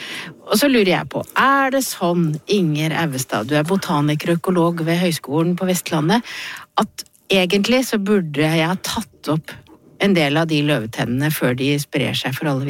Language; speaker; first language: Norwegian; native; Norwegian